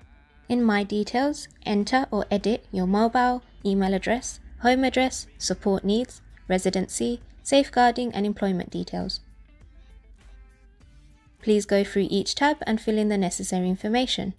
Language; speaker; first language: English; native; English